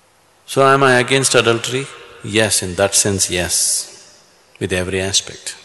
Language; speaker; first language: English; non-native, local second language; Kannada